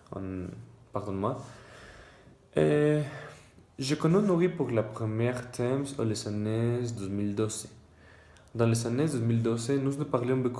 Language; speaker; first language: French; non-native, learner; Spanish